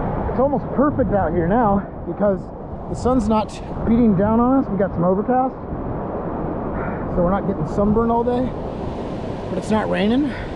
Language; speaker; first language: English; native; English